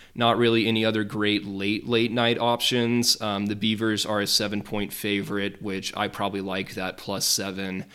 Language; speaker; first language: English; native; English